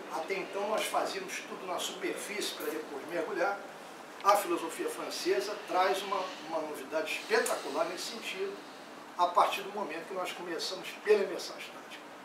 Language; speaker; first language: Portuguese; native; Portuguese